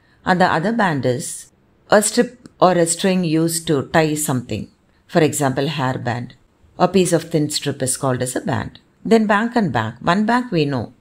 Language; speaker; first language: English; non-native, local second language; Tamil